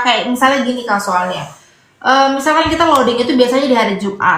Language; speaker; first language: Indonesian; native; Indonesian